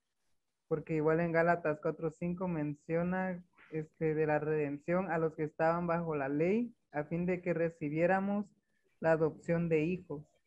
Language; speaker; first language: Spanish; native; Spanish